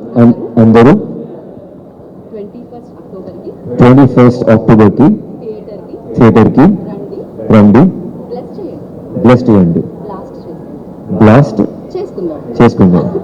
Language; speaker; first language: Telugu; non-native, learner; Hindi